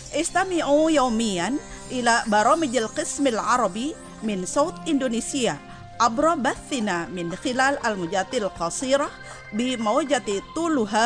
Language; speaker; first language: Arabic; non-native, fluent; Indonesian